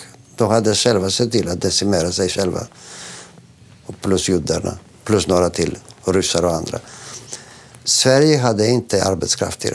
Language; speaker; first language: Swedish; non-native, fluent; Greek